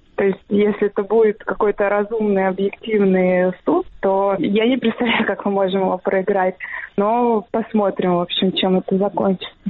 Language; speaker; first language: Russian; native; Russian